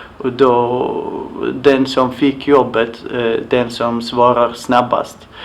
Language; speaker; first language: Swedish; non-native, fluent; Arabic